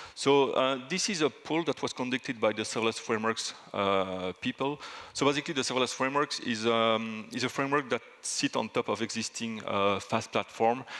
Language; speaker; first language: English; non-native, fluent; French